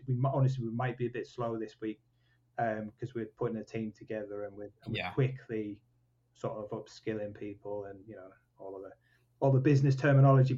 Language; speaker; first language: English; native; English